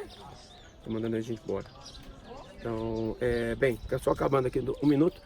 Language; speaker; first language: Portuguese; native; Portuguese